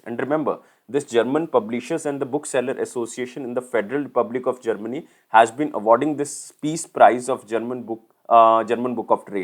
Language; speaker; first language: English; non-native, local second language; Hindi